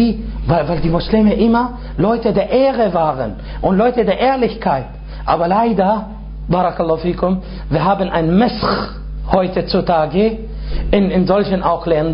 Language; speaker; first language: German; non-native, fluent; Arabic